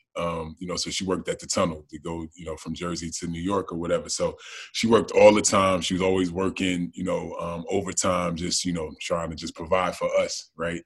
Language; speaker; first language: English; native; English